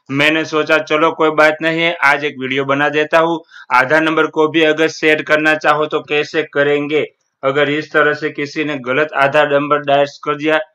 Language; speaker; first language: Hindi; non-native, local second language; Gujarati